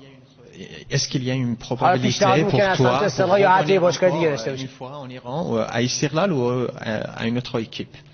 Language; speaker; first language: French; non-native, fluent; Persian